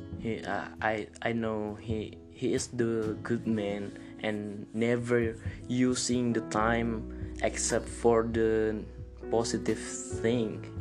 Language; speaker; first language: English; non-native, learner; Indonesian